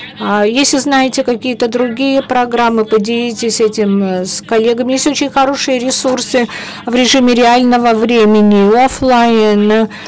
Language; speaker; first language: Russian; non-native, fluent; Italian